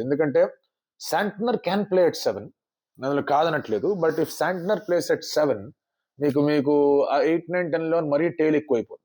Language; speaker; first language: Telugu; native; Telugu